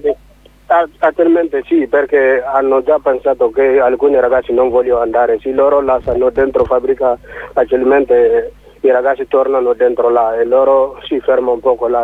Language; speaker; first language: Italian; non-native, learner; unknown